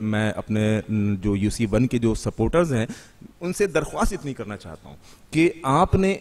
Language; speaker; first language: Urdu; native; Urdu